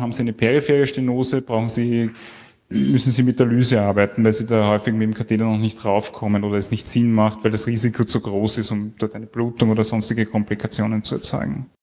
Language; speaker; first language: German; native; German